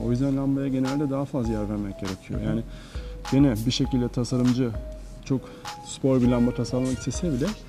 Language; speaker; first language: Turkish; native; Turkish